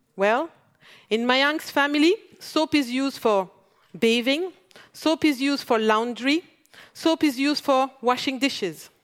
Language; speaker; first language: English; non-native, fluent; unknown